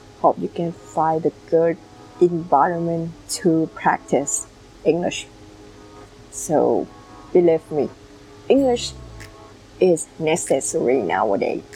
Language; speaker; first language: English; non-native, learner; Vietnamese